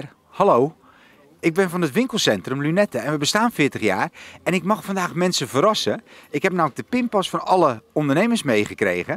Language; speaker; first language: Dutch; native; Dutch